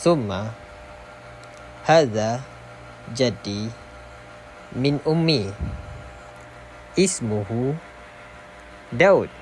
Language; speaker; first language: Arabic; non-native, learner; Malay